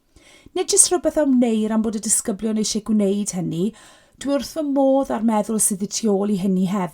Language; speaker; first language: Welsh; native; Welsh